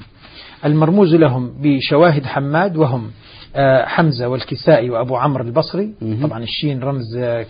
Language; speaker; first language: Arabic; native; Arabic